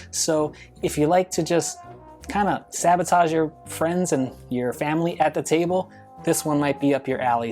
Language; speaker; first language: English; native; English